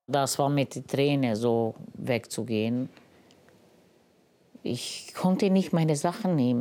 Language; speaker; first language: German; non-native, learner; Romany